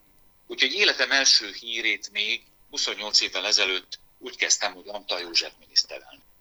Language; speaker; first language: Hungarian; native; Hungarian